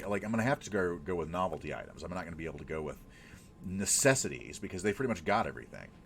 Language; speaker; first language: English; native; English